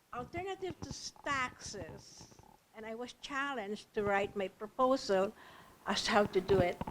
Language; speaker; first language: English; non-native, local second language; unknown